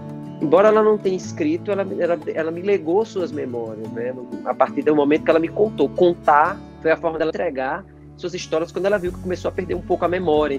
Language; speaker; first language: Portuguese; native; Portuguese